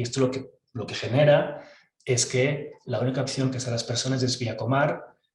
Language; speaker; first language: Spanish; native; Spanish